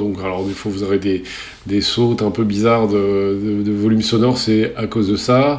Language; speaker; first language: French; native; French